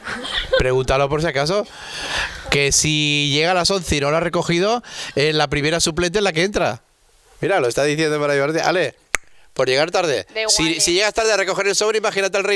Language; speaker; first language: Spanish; native; Spanish